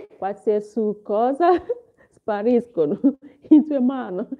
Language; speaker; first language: Italian; non-native, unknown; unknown